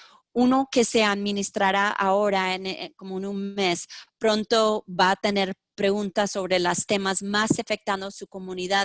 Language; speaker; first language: Spanish; early bilingual, heritage; Spanish